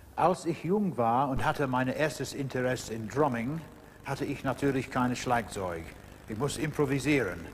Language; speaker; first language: German; non-native, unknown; English